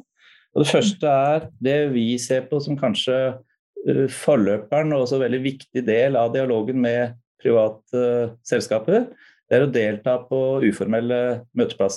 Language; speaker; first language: Norwegian; native; Norwegian